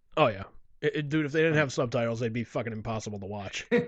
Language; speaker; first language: English; native; English